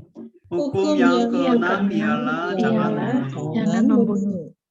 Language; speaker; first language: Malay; non-native, fluent; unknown